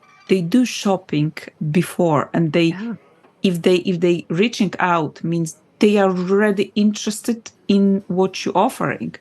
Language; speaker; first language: English; non-native, fluent; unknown